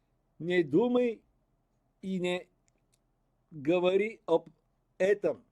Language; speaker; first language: Russian; non-native, learner; Bulgarian